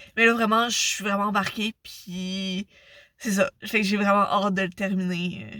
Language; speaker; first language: French; native; French